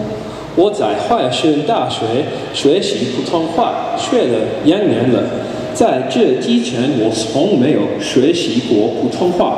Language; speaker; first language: Chinese; non-native, learner; English